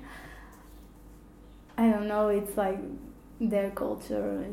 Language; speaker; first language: English; non-native, fluent; Portuguese